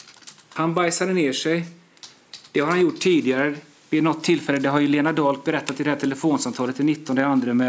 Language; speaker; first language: Swedish; native; Swedish